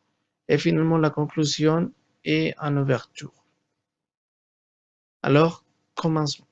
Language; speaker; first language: French; non-native, learner; Spanish